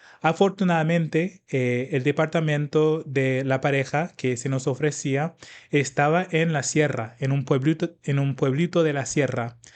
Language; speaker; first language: Spanish; non-native, fluent; English